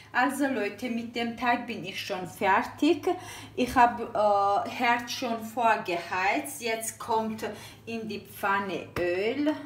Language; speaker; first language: German; non-native, fluent; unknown